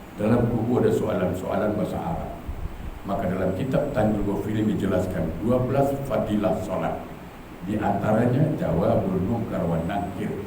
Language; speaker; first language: Malay; native; Malay